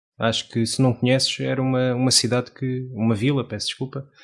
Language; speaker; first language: Portuguese; native; Portuguese